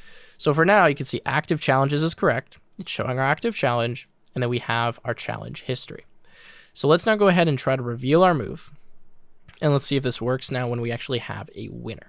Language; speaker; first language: English; native; English